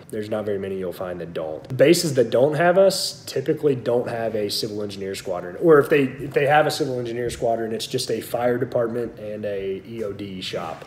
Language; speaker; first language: English; native; English